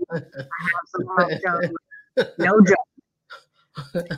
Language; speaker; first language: English; native; English